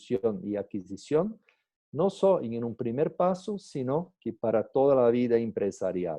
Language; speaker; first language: Spanish; non-native, fluent; Portuguese